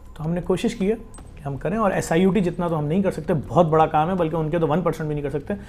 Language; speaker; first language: Urdu; native; Urdu